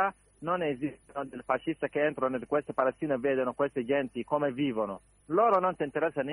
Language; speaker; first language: Italian; non-native, learner; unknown